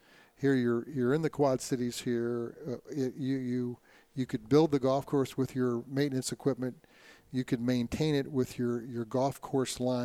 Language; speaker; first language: English; native; English